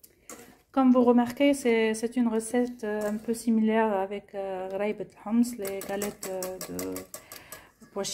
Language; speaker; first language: French; non-native, local second language; Arabic